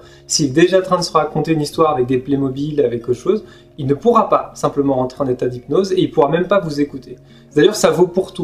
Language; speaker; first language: French; native; French